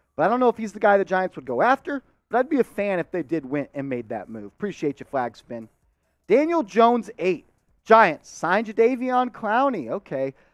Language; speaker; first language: English; native; English